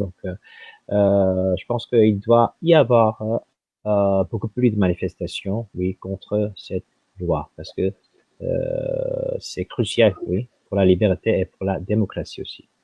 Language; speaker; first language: French; non-native, fluent; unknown